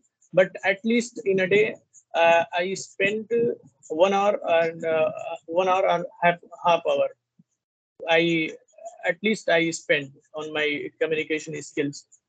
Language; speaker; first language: English; non-native, learner; Hindi